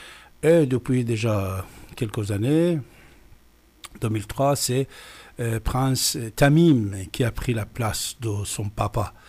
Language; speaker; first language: French; non-native, fluent; Persian